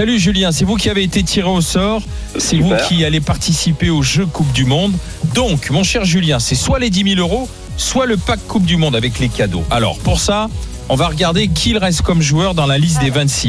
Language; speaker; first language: French; native; French